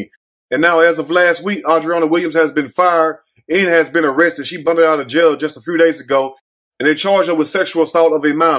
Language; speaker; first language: English; native; English